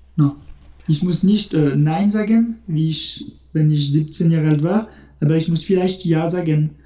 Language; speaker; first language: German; non-native, local second language; French